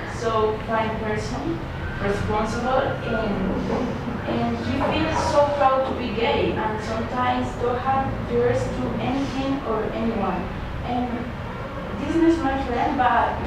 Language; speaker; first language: English; non-native, learner; Spanish